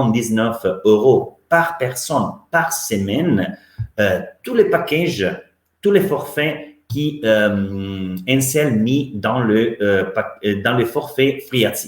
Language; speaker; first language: French; non-native, fluent; Italian